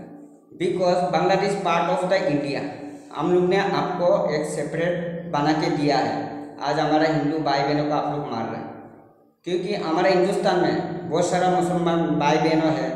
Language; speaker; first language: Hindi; non-native, local second language; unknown